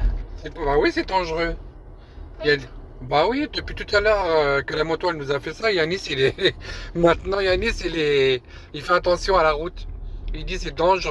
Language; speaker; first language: French; native; French